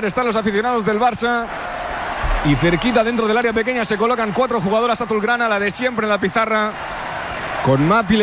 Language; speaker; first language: Spanish; native; Spanish